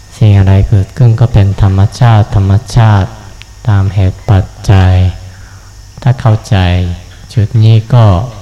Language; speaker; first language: Thai; non-native, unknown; Japanese